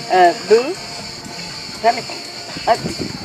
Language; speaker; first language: Turkish; non-native, learner; English